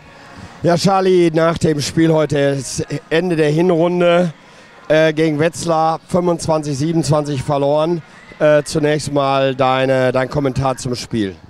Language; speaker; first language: German; native; German